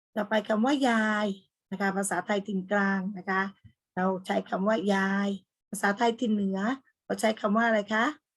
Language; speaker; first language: Thai; native; Thai